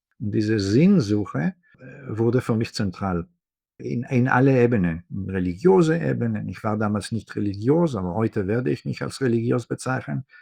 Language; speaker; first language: German; non-native, fluent; Hebrew